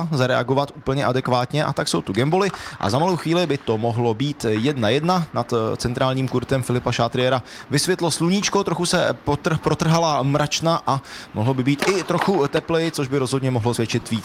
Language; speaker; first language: Czech; native; Czech